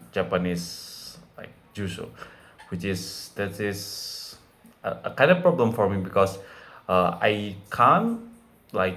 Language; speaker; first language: English; non-native, fluent; Indonesian